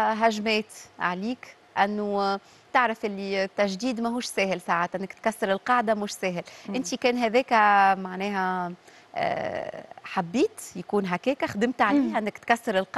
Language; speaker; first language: Arabic; native; Arabic